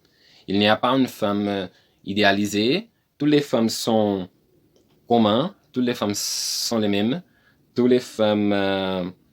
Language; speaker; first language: French; non-native, learner; Portuguese